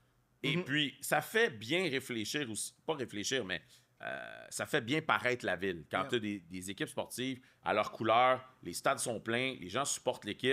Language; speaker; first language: French; native; French